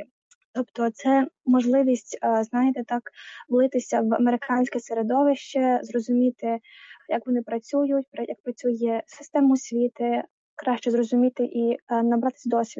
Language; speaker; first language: Ukrainian; native; Ukrainian